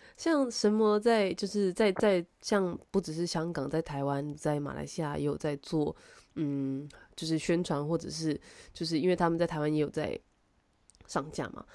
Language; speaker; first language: Chinese; native; Chinese